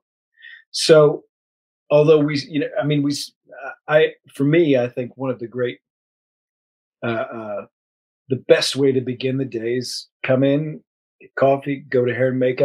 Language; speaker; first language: English; native; English